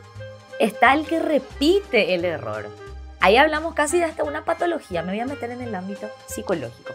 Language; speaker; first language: Spanish; native; Spanish